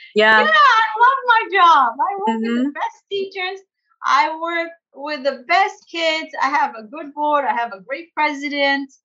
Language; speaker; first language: English; early bilingual, other home language; Portuguese